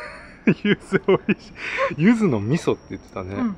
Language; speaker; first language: Japanese; native; Japanese